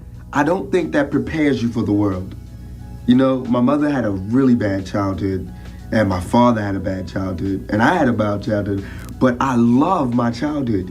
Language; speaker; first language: English; native; English